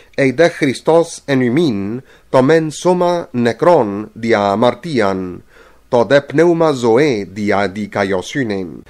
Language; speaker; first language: Greek; non-native, fluent; English